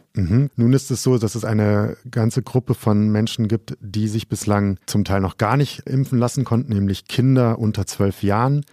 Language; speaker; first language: German; native; German